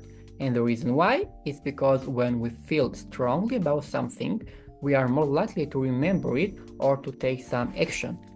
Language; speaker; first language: English; non-native, fluent; Albanian